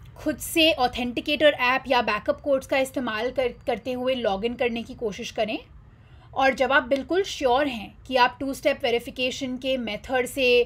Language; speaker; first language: Hindi; native; Hindi